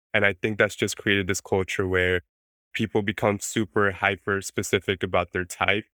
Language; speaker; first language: English; non-native, fluent; Spanish